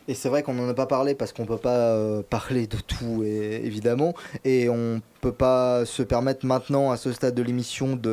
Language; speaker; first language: French; native; French